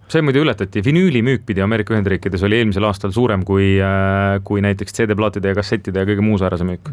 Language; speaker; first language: Estonian; native; Estonian